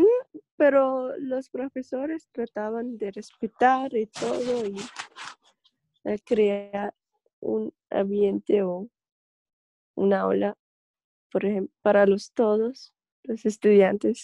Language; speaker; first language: Spanish; non-native, learner; Russian